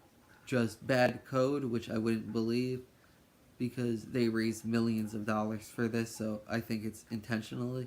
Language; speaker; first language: English; native; English